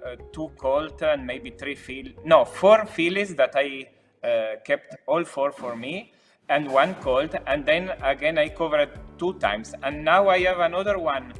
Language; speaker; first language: English; non-native, fluent; Italian